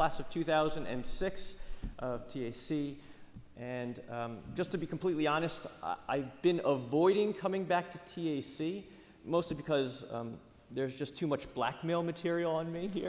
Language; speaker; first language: English; native; English